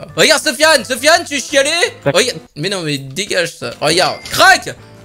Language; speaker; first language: French; native; French